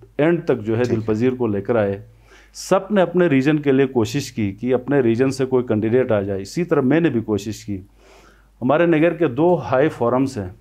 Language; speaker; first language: Urdu; non-native, local second language; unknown